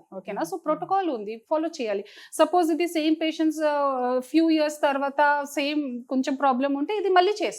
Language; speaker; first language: Telugu; non-native, fluent; Hindi